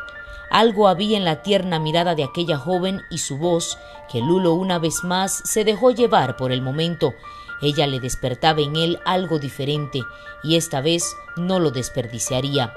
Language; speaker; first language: Spanish; native; Spanish